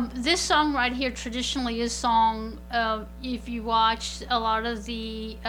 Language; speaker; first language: English; early bilingual, other home language; Spanish